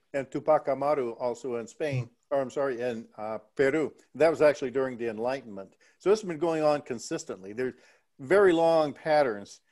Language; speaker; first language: English; early bilingual, other home language; Spanish